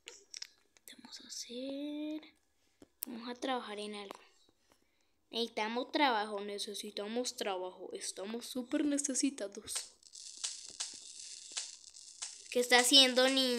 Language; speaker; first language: Spanish; native; Spanish